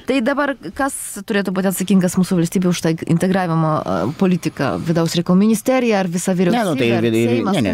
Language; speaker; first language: Lithuanian; non-native, local second language; Polish